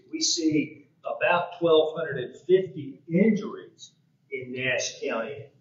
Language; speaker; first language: English; native; English